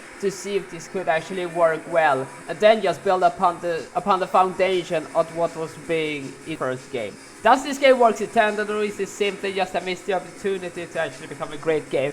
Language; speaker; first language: English; non-native, fluent; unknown